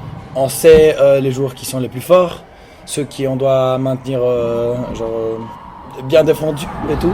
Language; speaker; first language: French; non-native, local second language; Spanish